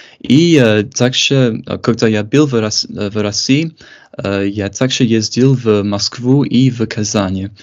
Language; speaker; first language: Russian; non-native, fluent; English